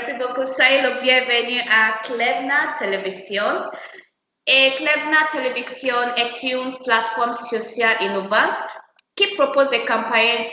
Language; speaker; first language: French; non-native, learner; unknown